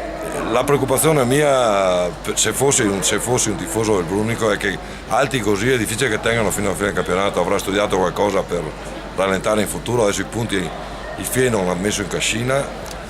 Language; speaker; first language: Italian; native; Italian